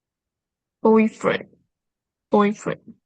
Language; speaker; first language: English; non-native, learner; Chinese